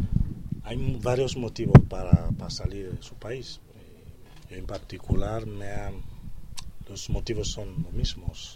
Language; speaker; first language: Spanish; non-native, fluent; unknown